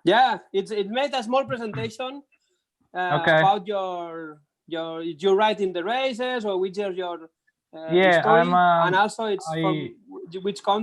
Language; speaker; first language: English; non-native, learner; Spanish